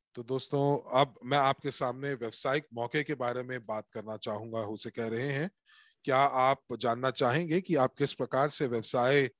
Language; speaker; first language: Hindi; native; Hindi